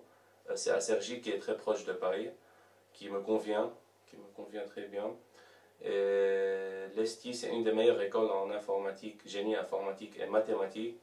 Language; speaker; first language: French; non-native, local second language; Arabic